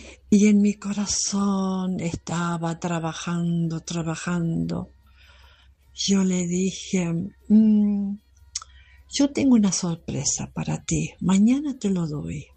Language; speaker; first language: Spanish; non-native, fluent; German